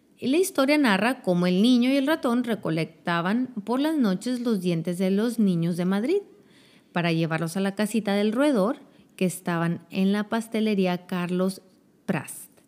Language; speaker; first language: Spanish; native; Spanish